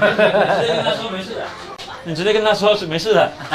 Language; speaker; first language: Chinese; native; Chinese